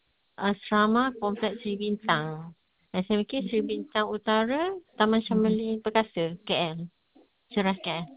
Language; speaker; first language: Malay; native; Malay